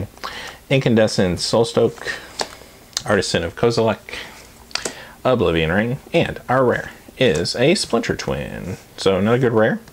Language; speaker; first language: English; native; English